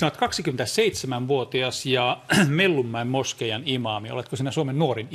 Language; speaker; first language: Finnish; native; Finnish